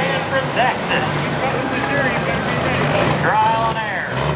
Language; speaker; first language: English; native; English